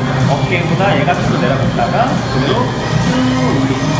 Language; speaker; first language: Korean; native; Korean